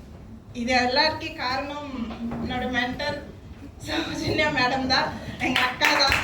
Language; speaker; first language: Tamil; non-native, learner; Telugu